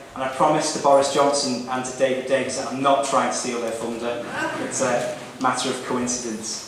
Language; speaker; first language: English; native; English